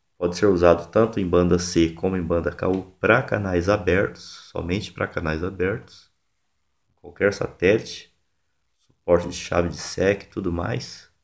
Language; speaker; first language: Portuguese; native; Portuguese